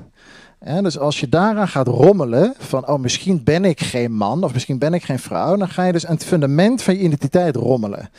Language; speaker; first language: Dutch; native; Dutch